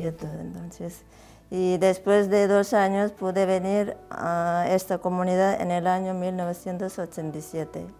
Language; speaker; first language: Spanish; non-native, learner; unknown